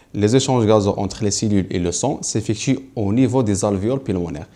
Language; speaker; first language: French; non-native, local second language; Arabic